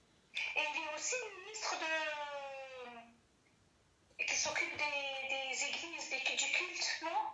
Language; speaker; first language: French; non-native, fluent; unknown